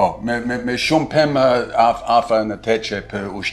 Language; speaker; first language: Albanian; non-native, learner; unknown